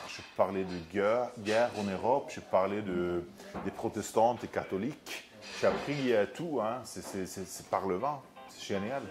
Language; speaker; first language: French; non-native, fluent; Swedish